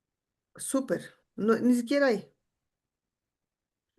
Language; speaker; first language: Spanish; native; Spanish